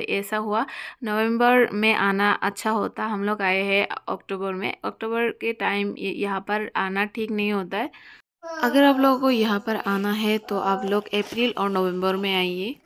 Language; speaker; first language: Hindi; non-native, local second language; Bangla